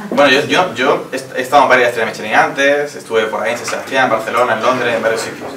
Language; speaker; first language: Spanish; native; Spanish